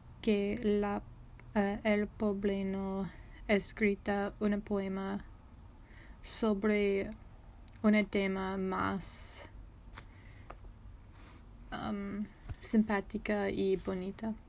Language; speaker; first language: Spanish; non-native, learner; English